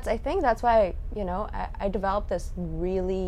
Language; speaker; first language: English; non-native, fluent; Russian